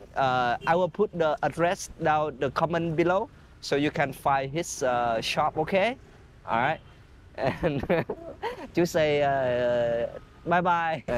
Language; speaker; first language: English; non-native, fluent; Vietnamese